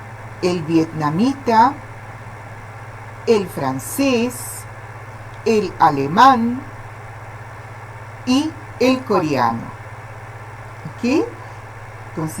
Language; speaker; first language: Spanish; non-native, fluent; Portuguese